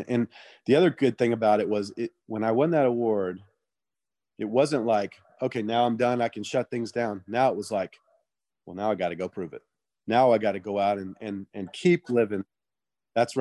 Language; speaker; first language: English; native; English